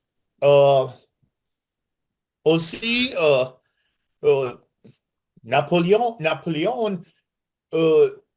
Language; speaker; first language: French; non-native, learner; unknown